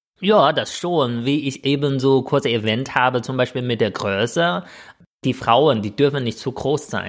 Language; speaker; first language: German; non-native, fluent; Chinese